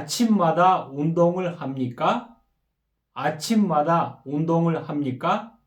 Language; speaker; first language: Korean; non-native, fluent; Kyrgyz